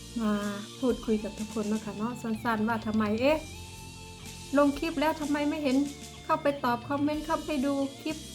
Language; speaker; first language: Thai; non-native, local second language; Northeastern Thai